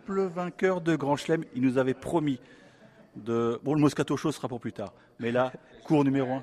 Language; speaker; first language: French; native; French